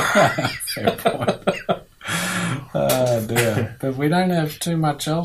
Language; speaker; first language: English; native; English